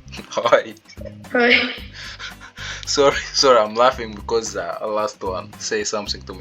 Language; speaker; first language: English; non-native, learner; Arabic